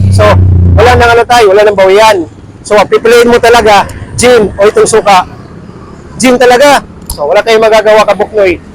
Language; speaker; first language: Filipino; non-native, local second language; Cebuano